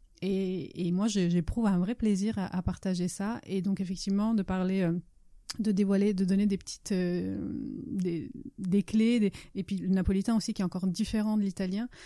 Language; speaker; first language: French; early bilingual, other home language; Italian